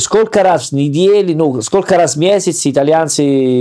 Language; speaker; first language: Russian; non-native, learner; Italian